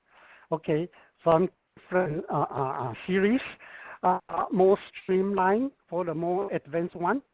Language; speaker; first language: English; non-native, fluent; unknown